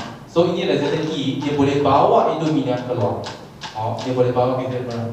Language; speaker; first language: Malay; non-native, local second language; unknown